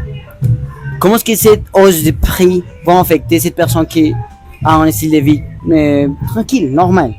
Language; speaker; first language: French; non-native, learner; Spanish